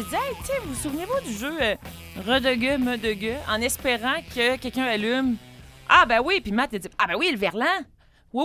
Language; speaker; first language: French; native; French